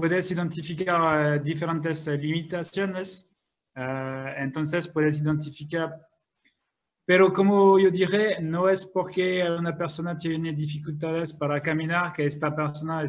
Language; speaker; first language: Spanish; non-native, fluent; French